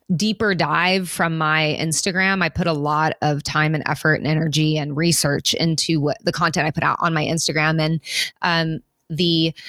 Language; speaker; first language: English; native; English